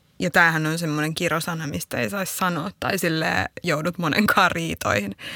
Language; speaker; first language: Finnish; early bilingual, other home language; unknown